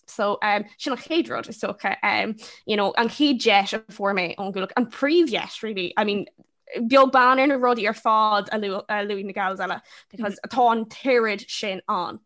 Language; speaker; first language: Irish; non-native, local second language; English